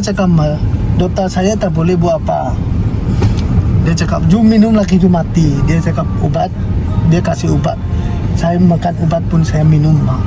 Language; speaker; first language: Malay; non-native, learner; Tedim Chin